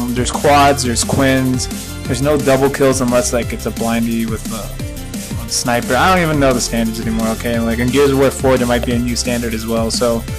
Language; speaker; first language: English; early bilingual, other home language; Spanish